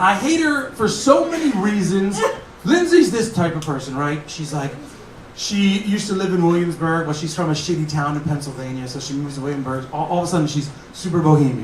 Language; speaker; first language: English; native; English